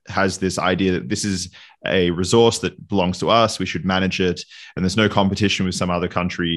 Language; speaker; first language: English; native; English